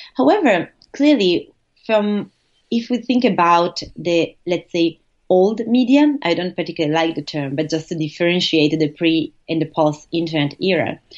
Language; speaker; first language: English; non-native, fluent; Italian